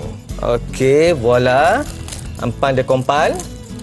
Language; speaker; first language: French; non-native, fluent; Malay